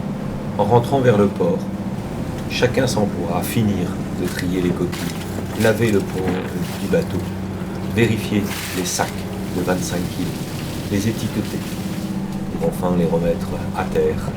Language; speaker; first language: French; native; French